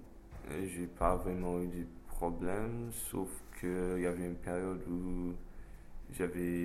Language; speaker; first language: French; non-native, fluent; English